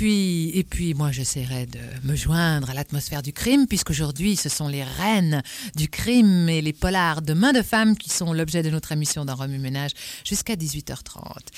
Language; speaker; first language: French; native; French